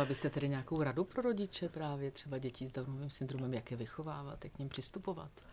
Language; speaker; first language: Czech; native; Czech